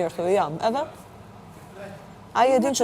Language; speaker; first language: Albanian; native; Albanian